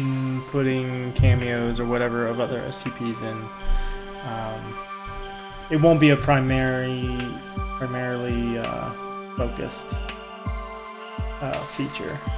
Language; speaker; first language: English; native; English